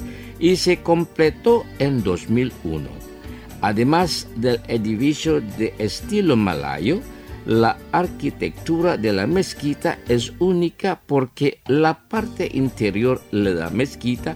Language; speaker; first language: Spanish; non-native, fluent; Indonesian